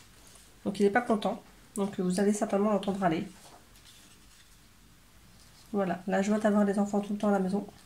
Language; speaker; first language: French; native; French